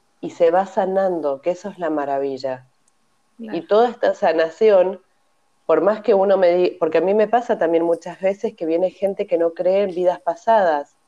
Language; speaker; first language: Spanish; native; Spanish